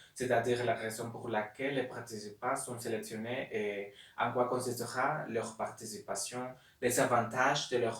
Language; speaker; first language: French; non-native, learner; Spanish